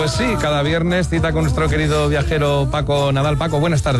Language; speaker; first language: Spanish; native; Spanish